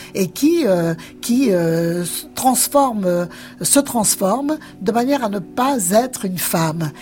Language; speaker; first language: French; native; French